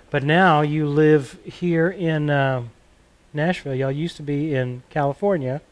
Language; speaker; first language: English; native; English